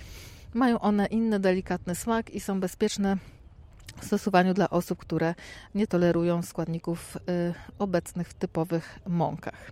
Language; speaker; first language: Polish; native; Polish